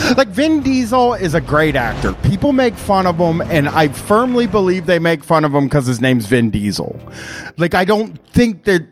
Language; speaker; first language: English; native; English